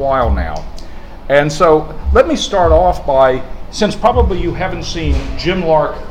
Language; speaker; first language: English; native; English